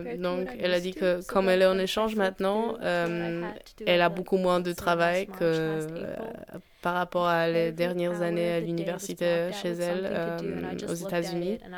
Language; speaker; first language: French; non-native, fluent; Polish